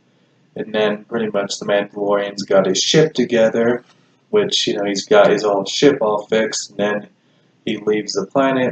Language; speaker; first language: English; native; English